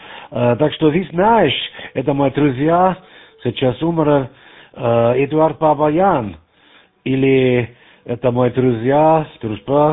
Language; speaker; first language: Russian; non-native, learner; German